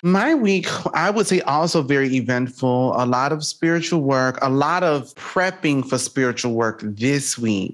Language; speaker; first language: English; native; English